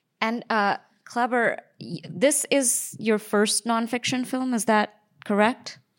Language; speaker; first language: English; native; English